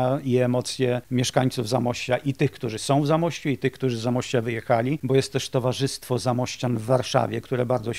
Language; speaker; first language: Polish; native; Polish